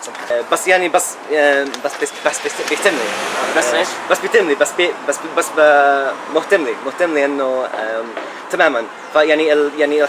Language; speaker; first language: Arabic; non-native, learner; English